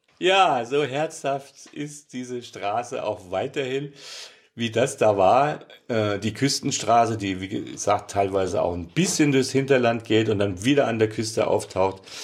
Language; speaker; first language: German; native; German